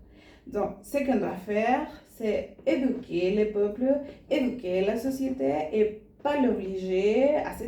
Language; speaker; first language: French; non-native, learner; Spanish